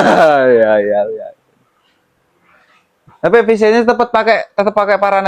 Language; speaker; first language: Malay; non-native, local second language; Javanese